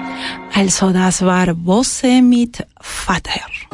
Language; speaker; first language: German; non-native, fluent; Spanish